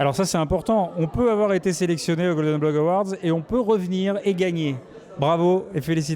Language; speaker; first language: French; native; French